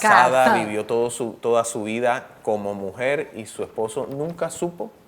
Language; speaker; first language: Spanish; native; Spanish